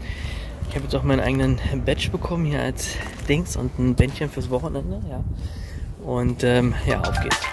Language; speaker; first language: German; native; German